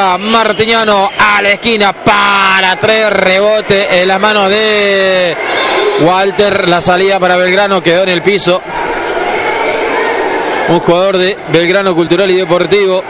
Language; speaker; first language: Spanish; native; Spanish